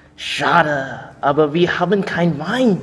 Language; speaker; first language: German; non-native, learner; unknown